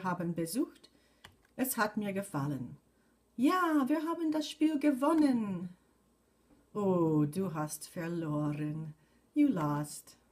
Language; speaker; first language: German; non-native, fluent; English